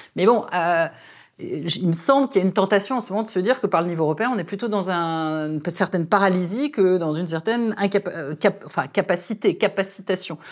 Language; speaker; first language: French; native; French